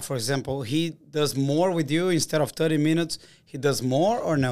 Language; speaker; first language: English; non-native, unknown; Portuguese